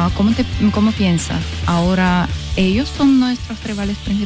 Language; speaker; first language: Spanish; non-native, learner; Russian